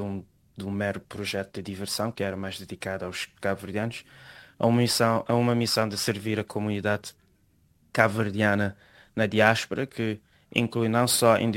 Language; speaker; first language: Portuguese; non-native, local second language; Kabuverdianu